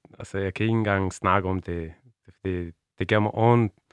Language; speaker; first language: Danish; non-native, learner; Persian